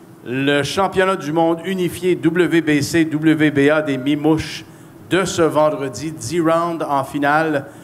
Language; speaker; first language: French; native; French